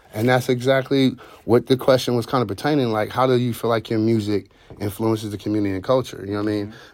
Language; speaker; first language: English; native; English